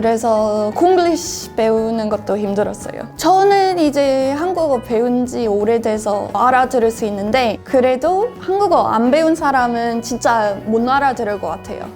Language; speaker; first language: Korean; non-native, fluent; English